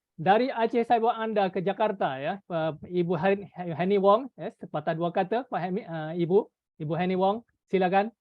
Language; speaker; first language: Malay; native; Malay